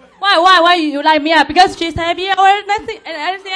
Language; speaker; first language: English; non-native, learner; Chinese